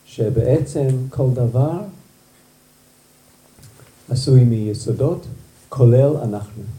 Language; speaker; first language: Hebrew; non-native, fluent; English